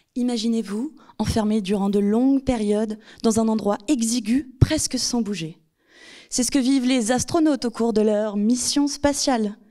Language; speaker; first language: French; native; French